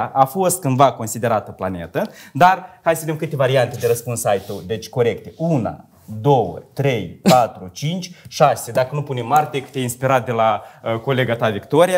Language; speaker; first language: Romanian; native; Romanian